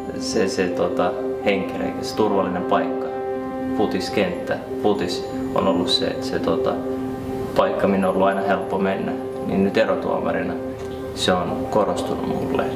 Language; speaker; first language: Finnish; early bilingual, other home language; Arabic